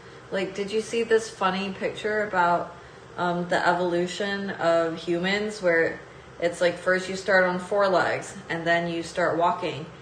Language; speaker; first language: English; early bilingual, other home language; Chinese